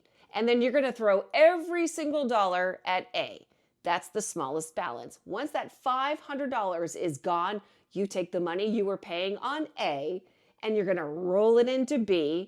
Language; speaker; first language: English; native; English